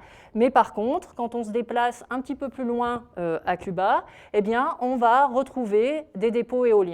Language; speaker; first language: French; native; French